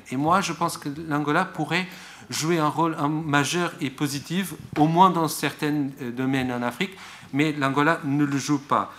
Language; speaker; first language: French; non-native, fluent; Portuguese